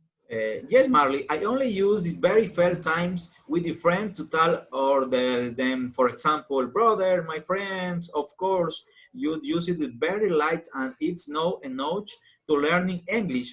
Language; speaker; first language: English; non-native, learner; Spanish